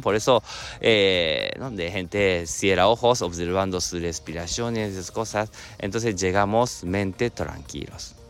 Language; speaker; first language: Spanish; non-native, learner; Japanese